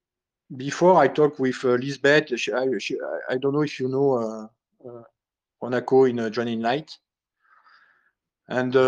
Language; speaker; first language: English; non-native, learner; French